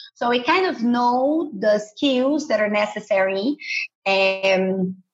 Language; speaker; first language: English; non-native, fluent; Portuguese